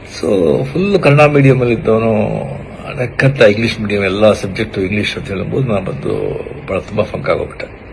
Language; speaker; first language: Kannada; non-native, local second language; Marathi